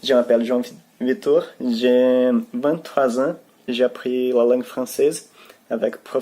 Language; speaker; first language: French; non-native, learner; Portuguese